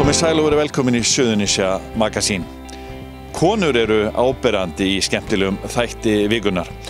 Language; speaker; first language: Icelandic; native; Icelandic